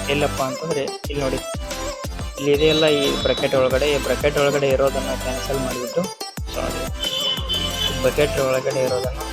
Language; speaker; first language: Kannada; native; Kannada